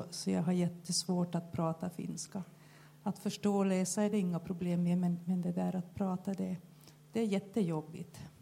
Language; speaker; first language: Swedish; native; Swedish